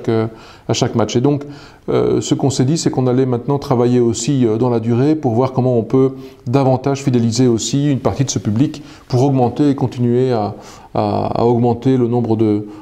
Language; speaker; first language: French; native; French